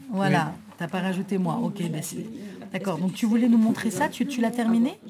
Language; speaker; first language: French; native; French